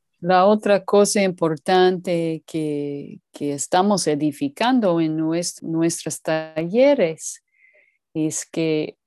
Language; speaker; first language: Spanish; non-native, learner; English